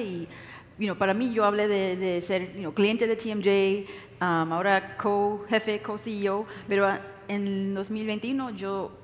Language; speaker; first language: Spanish; early bilingual, heritage; English